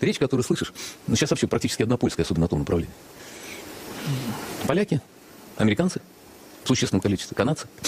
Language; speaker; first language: Russian; native; Russian